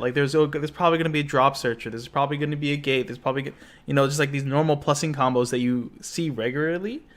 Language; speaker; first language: English; native; English